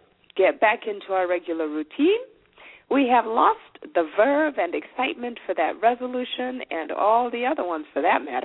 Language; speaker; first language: English; non-native, local second language; Shona